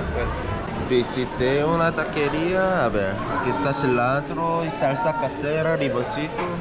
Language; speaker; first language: Spanish; non-native, learner; Korean